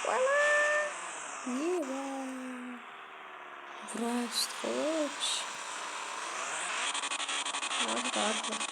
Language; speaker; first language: Russian; non-native, local second language; Kazakh